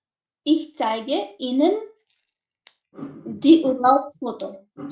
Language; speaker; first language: German; non-native, learner; Macedonian